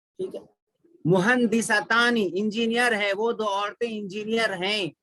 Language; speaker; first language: Urdu; native; Urdu